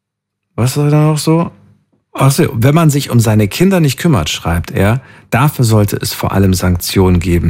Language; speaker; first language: German; native; German